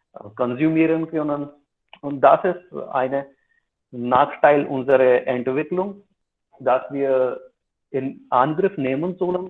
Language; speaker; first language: German; non-native, fluent; Hindi